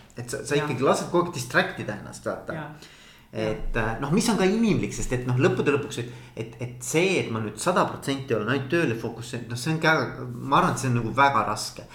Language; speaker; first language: Estonian; native; Estonian